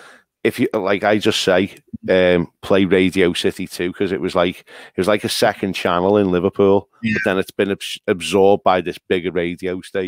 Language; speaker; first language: English; native; English